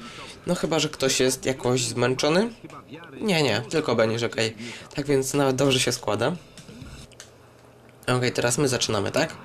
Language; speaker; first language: Polish; native; Polish